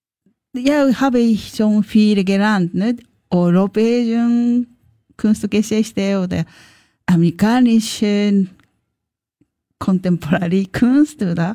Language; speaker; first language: German; non-native, learner; Japanese